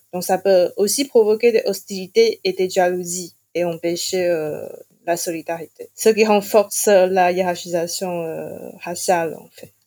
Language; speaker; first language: French; non-native, fluent; Chinese